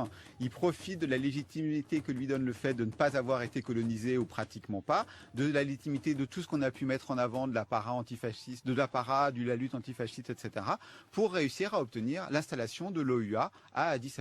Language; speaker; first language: French; native; French